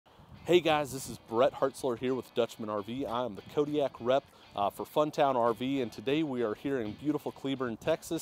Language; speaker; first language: English; native; English